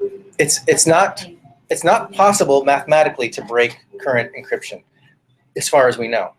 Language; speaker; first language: English; native; English